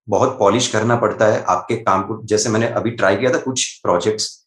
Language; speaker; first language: Hindi; non-native, local second language; Gujarati